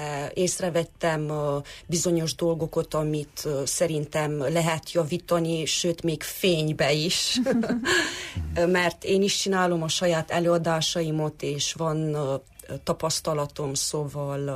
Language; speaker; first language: Hungarian; non-native, local second language; Romanian